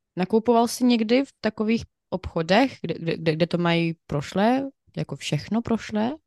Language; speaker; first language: Czech; non-native, fluent; Ukrainian